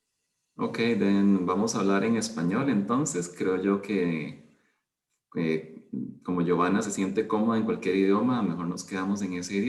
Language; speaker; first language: Spanish; native; Spanish